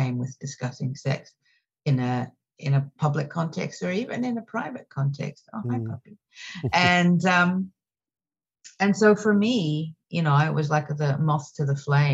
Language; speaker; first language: English; native; English